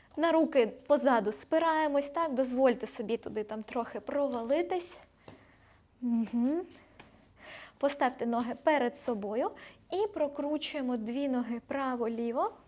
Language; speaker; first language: Ukrainian; non-native, local second language; Russian